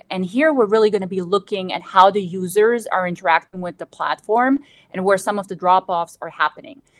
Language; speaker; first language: English; non-native, fluent; Bosnian